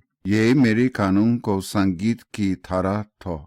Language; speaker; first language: Hindi; non-native, fluent; English